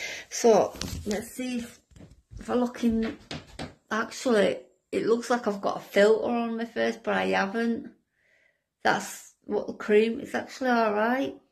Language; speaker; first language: English; native; English